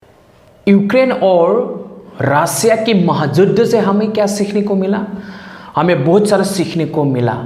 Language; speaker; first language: Hindi; non-native, local second language; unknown